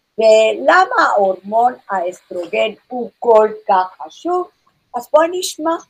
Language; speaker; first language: Hebrew; non-native, fluent; English